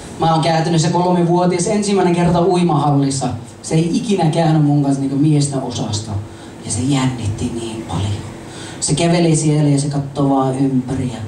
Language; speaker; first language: Finnish; non-native, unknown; English